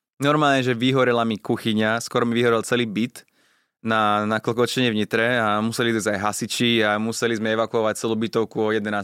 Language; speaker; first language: Slovak; early bilingual, other home language; Italian